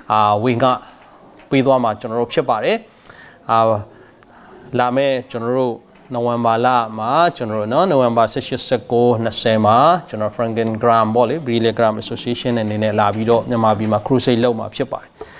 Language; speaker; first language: Burmese; non-native, local second language; Tedim Chin